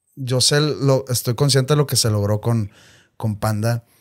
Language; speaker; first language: Spanish; native; Spanish